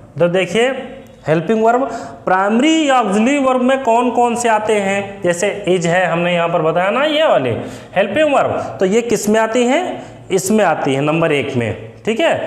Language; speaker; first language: Hindi; native; Hindi